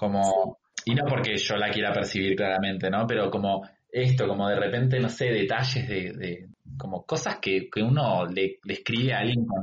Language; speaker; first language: Spanish; native; Spanish